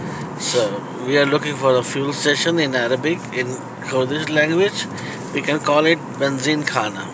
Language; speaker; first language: English; non-native, fluent; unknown